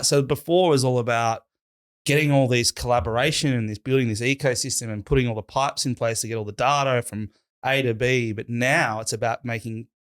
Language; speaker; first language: English; native; English